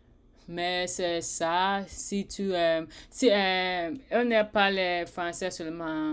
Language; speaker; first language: French; non-native, learner; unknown